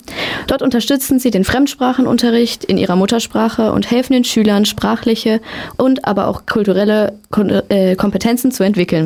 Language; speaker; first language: German; native; German